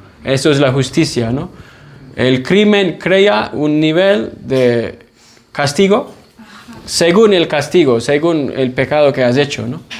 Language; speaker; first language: Spanish; non-native, fluent; English